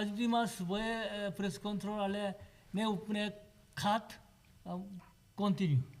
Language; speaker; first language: Czech; non-native, learner; Korean